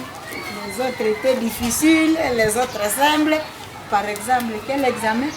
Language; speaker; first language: French; non-native, learner; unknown